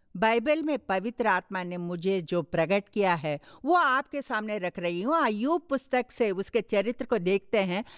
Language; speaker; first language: Hindi; non-native, local second language; Tamil